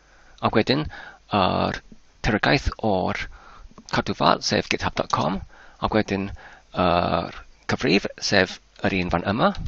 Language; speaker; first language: Welsh; non-native, learner; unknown